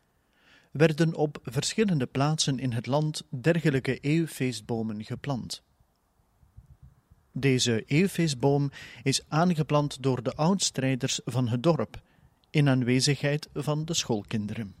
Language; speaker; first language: Dutch; native; Dutch